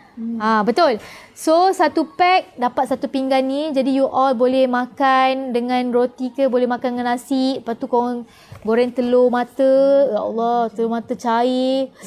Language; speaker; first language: Malay; native; Malay